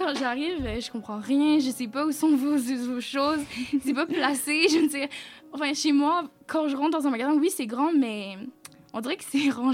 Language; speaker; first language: French; native; French